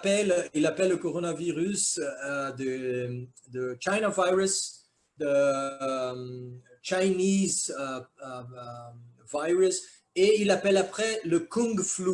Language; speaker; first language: French; non-native, fluent; Portuguese